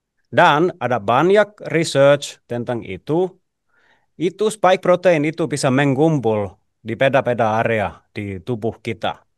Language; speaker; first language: Indonesian; non-native, fluent; Finnish